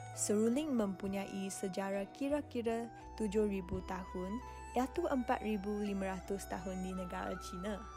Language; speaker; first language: Malay; non-native, local second language; Chinese